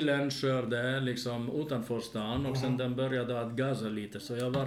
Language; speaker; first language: Swedish; non-native, fluent; Arabic